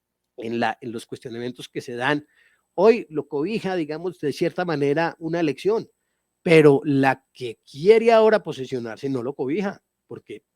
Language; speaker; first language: Spanish; native; Spanish